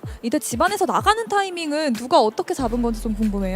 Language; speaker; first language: Korean; native; Korean